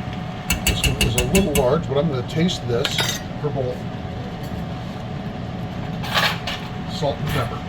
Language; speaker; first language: English; native; English